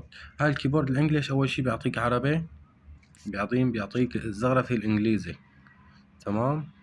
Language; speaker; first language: Arabic; native; Arabic